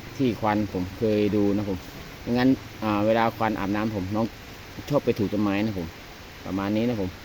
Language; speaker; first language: Thai; native; Thai